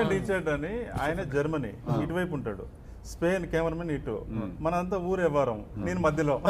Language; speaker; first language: Telugu; native; Telugu